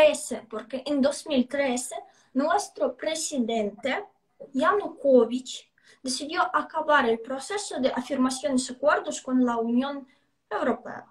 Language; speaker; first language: Spanish; non-native, fluent; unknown